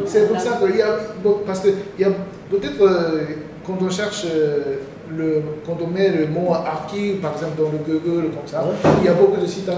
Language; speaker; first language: French; non-native, learner; Korean